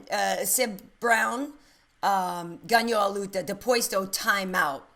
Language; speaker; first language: Portuguese; non-native, learner; English